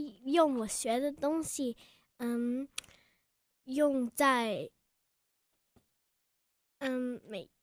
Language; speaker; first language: Chinese; early bilingual, heritage; Chinese